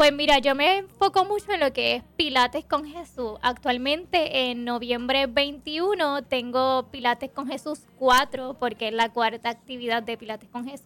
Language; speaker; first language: Spanish; native; Spanish